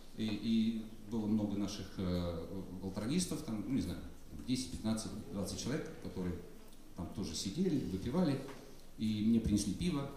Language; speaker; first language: Russian; native; Russian